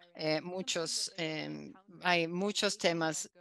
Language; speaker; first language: Spanish; non-native, fluent; Dutch